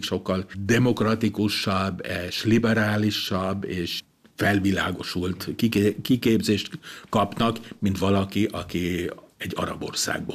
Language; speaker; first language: Hungarian; non-native, fluent; German